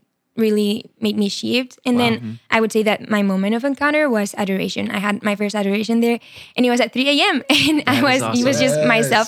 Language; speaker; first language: English; non-native, fluent; Spanish